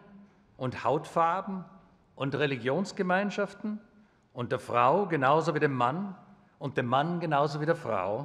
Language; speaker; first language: German; native; German